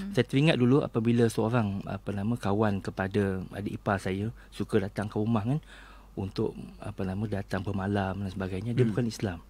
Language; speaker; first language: Malay; non-native, local second language; Iban